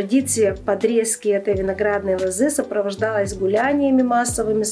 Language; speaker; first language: Russian; non-native, local second language; Bulgarian